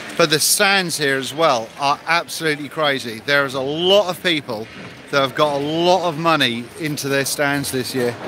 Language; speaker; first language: English; native; English